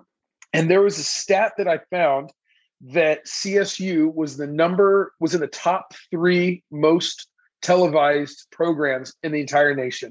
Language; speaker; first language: English; early bilingual, other home language; Persian